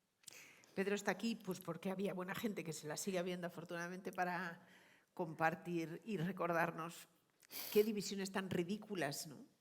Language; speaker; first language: Spanish; native; Spanish